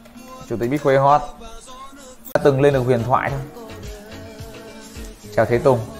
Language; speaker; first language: Vietnamese; native; Vietnamese